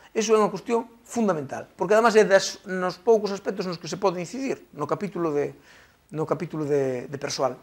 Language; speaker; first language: Galician; native; Galician